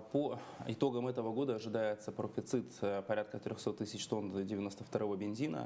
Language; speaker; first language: Russian; native; Russian